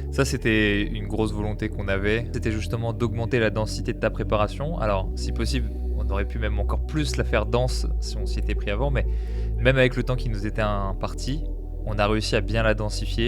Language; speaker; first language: French; native; French